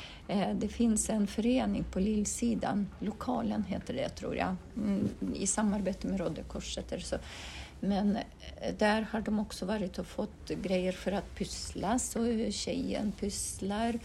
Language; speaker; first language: Swedish; non-native, fluent; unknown